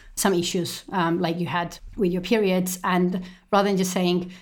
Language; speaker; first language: English; non-native, fluent; Estonian